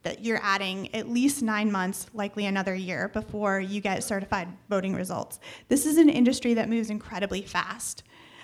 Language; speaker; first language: English; native; English